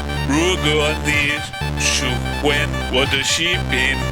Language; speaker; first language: Chinese; non-native, learner; English